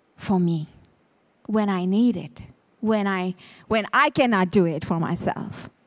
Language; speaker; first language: English; non-native, fluent; Ukrainian